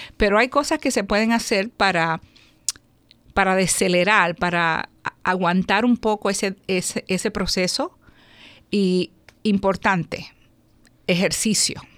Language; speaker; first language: Spanish; native; Spanish